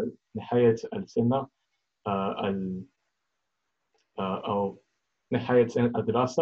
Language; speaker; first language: Arabic; non-native, learner; English